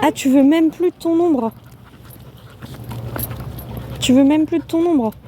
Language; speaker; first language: French; native; French